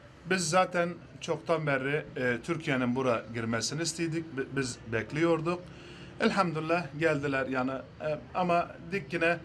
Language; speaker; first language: Turkish; non-native, fluent; Arabic